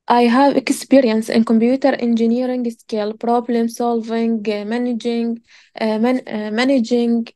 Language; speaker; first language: English; non-native, learner; Arabic